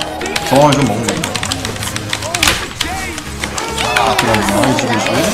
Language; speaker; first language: Korean; native; Korean